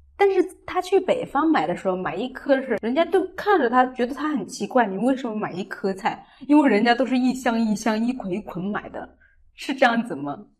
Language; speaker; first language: Chinese; native; Chinese